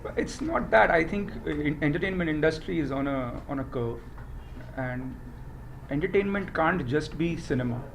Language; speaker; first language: English; non-native, local second language; Hindi